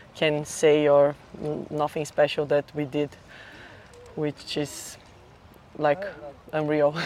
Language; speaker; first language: English; non-native, fluent; Portuguese